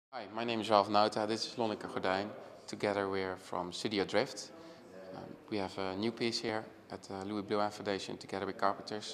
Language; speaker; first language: English; non-native, fluent; Dutch